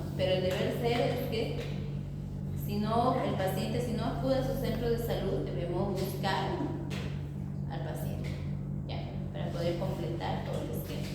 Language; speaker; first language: Spanish; native; Spanish